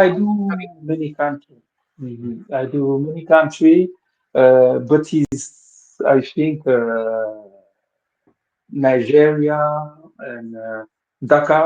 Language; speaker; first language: English; non-native, fluent; Wolof